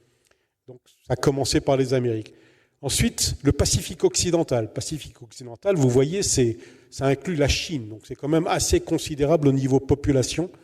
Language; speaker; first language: French; native; French